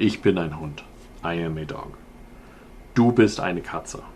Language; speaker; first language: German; non-native, fluent; English